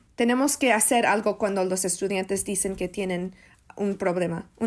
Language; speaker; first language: Spanish; early bilingual, heritage; Spanish